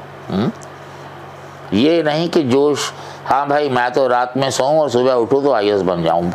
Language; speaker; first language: Hindi; non-native, local second language; Punjabi